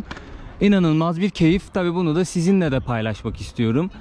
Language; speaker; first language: Turkish; native; Turkish